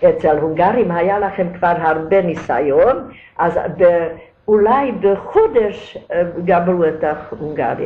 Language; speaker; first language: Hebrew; non-native, learner; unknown